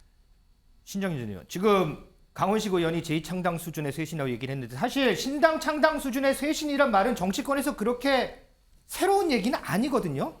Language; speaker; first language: Korean; native; Korean